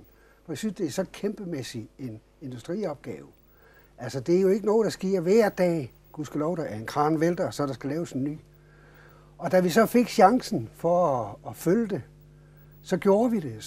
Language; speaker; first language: Danish; native; Danish